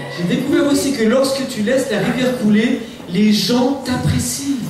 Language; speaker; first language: French; native; French